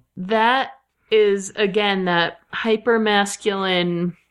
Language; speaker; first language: English; native; English